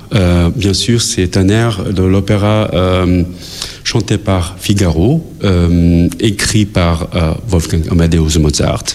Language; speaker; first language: French; non-native, fluent; Albanian